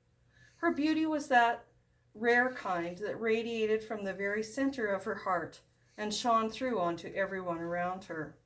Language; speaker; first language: English; native; English